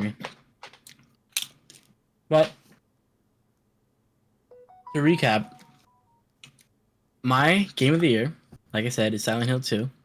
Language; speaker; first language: English; native; English